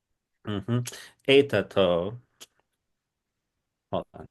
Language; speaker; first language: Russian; non-native, learner; English